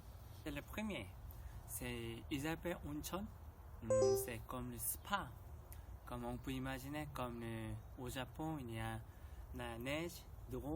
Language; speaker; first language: French; non-native, learner; Korean